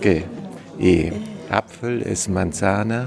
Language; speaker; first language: Spanish; non-native, fluent; German